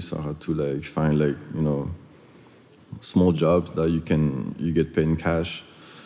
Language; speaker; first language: English; non-native, fluent; French